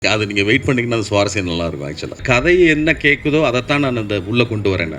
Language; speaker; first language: Tamil; native; Tamil